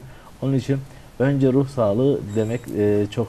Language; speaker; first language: Turkish; native; Turkish